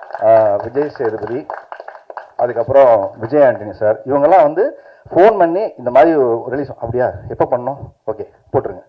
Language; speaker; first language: Tamil; native; Tamil